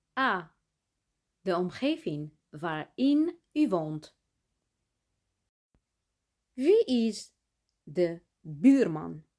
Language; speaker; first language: Dutch; non-native, fluent; Arabic